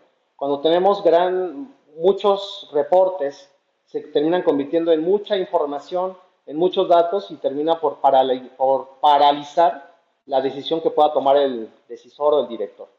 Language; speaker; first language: Spanish; native; Spanish